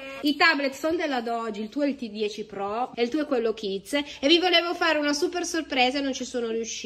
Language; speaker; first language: Italian; native; Italian